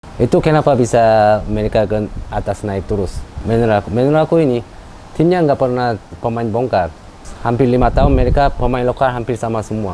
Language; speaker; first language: Indonesian; non-native, fluent; Korean